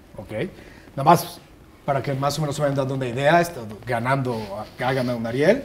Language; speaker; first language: Spanish; native; Spanish